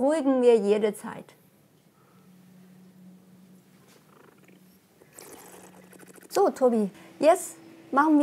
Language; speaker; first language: German; non-native, learner; Chinese